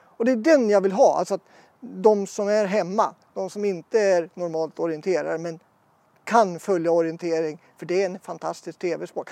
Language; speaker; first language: Swedish; native; Swedish